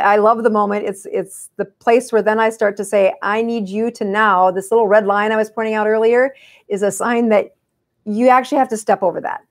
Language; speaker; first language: English; native; English